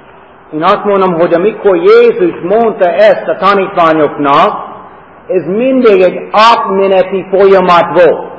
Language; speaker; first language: Hungarian; non-native, fluent; English